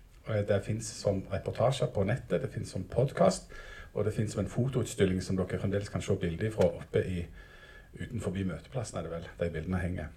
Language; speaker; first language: Norwegian; native; Norwegian